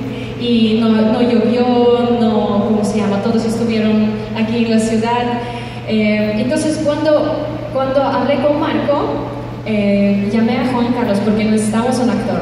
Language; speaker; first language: Spanish; non-native, fluent; Russian